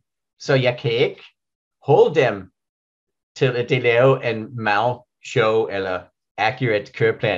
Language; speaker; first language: Danish; non-native, learner; English